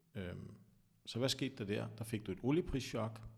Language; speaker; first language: Danish; native; Danish